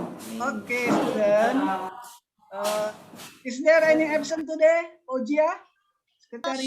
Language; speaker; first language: English; non-native, learner; Indonesian